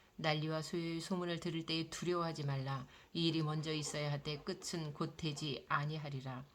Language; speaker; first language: Korean; native; Korean